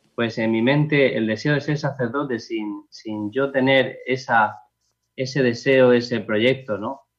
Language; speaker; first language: Spanish; native; Spanish